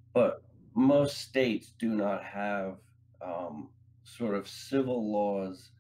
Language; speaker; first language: English; native; English